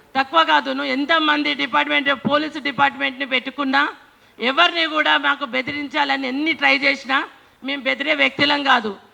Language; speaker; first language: Telugu; non-native, local second language; Lambadi